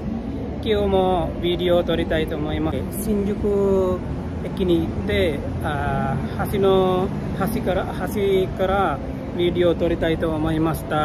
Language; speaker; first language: Japanese; non-native, learner; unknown